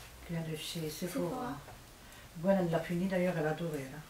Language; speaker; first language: French; native; French